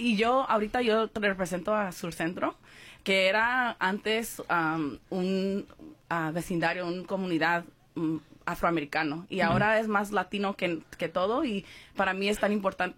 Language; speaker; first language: Spanish; early bilingual, heritage; Spanish